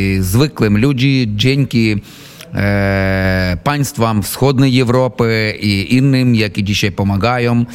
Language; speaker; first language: Polish; non-native, learner; Ukrainian